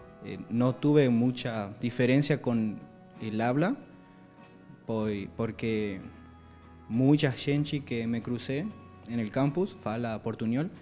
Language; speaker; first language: Portuguese; non-native, learner; Spanish